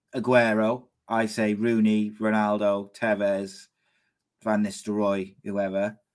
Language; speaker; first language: English; native; English